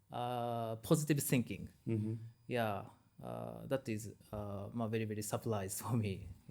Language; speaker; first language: English; non-native, learner; Japanese